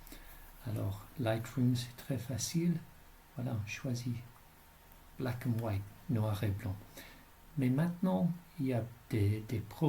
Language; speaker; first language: French; non-native, fluent; English